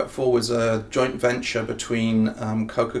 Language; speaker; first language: English; native; English